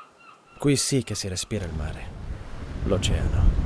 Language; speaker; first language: Italian; native; Italian